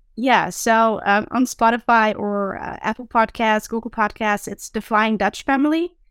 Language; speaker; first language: English; non-native, fluent; Dutch